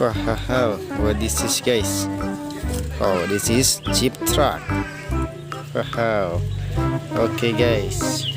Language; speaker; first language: English; non-native, learner; Indonesian